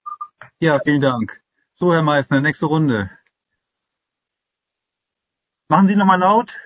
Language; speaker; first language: German; native; German